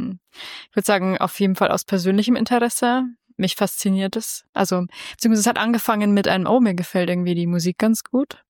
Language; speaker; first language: German; native; German